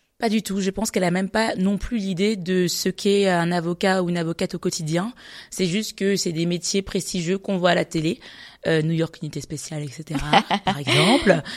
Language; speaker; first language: French; native; French